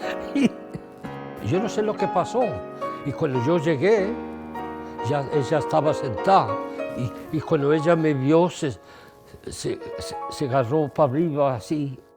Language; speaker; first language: Spanish; early bilingual, heritage; English